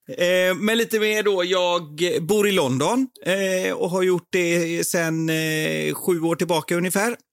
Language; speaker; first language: Swedish; native; Swedish